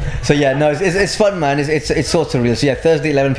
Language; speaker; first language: English; native; English